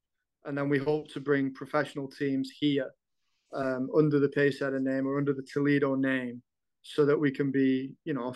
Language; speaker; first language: English; native; English